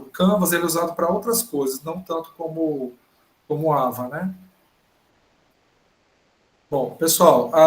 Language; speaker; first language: Portuguese; native; Portuguese